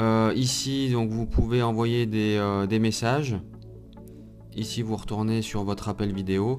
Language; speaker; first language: French; native; French